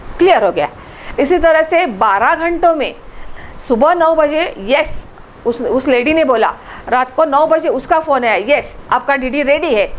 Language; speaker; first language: Hindi; non-native, local second language; Marathi